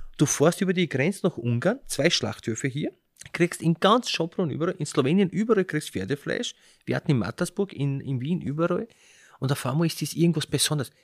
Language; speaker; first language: German; early bilingual, other home language; Slovenian